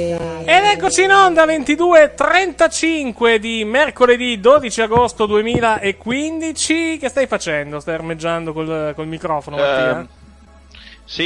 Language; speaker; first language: Italian; native; Italian